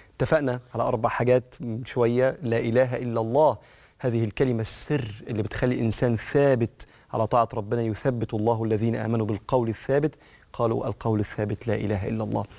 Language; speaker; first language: Arabic; native; Arabic